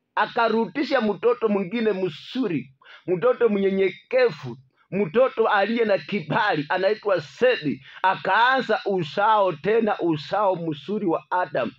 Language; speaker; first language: Swahili; non-native, local second language; Luyia